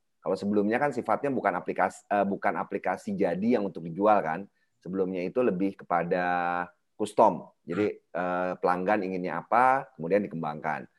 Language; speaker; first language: Indonesian; native; Indonesian